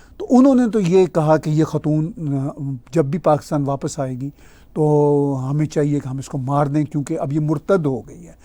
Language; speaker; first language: Urdu; non-native, local second language; Punjabi